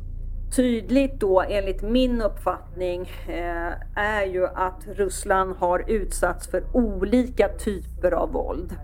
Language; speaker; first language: Swedish; native; Swedish